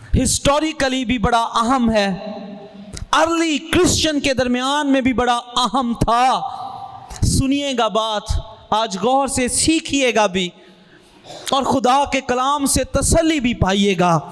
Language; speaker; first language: Urdu; non-native, local second language; Punjabi